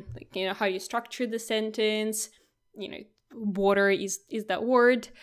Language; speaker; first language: English; non-native, fluent; Russian